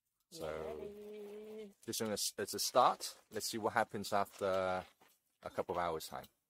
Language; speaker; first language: English; non-native, local second language; Cantonese